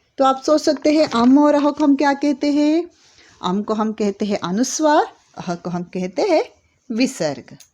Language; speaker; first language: Hindi; non-native, local second language; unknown